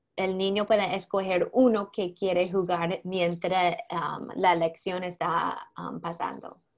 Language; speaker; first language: Spanish; non-native, learner; English